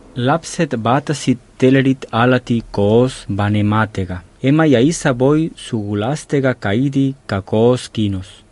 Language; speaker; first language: Estonian; non-native, fluent; Catalan